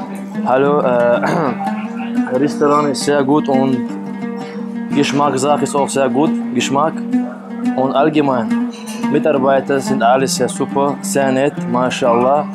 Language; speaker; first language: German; non-native, learner; Arabic